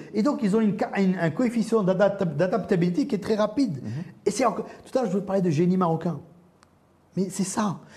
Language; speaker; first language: French; early bilingual, other home language; Arabic